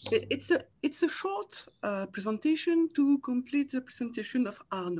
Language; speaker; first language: English; non-native, learner; French